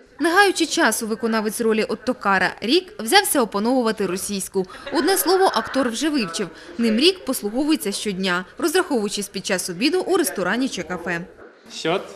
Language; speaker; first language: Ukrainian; native; Ukrainian